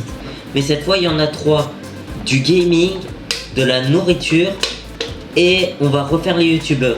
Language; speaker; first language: French; native; French